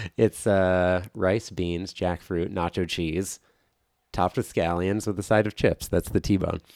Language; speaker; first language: English; native; English